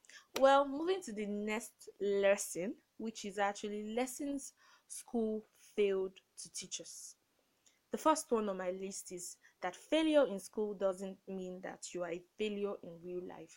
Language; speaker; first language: English; non-native, local second language; Yoruba